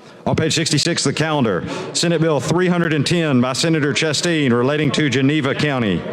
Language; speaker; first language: English; native; English